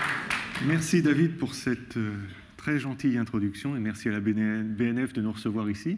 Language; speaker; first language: French; native; French